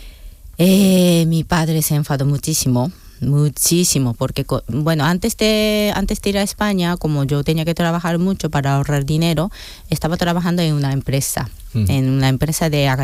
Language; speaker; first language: Spanish; non-native, fluent; Japanese